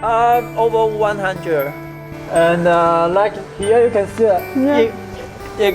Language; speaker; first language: English; non-native, learner; Chinese